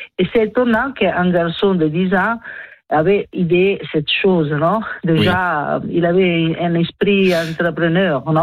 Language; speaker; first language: French; non-native, learner; Italian